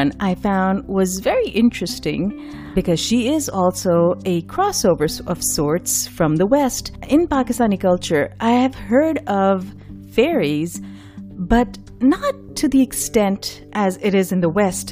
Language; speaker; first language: English; non-native, local second language; Urdu